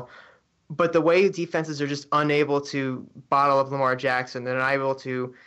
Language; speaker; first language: English; native; English